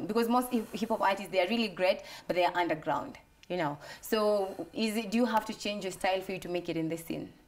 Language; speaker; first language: English; non-native, local second language; Swahili